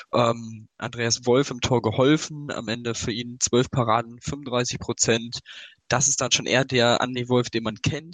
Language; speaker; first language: German; native; German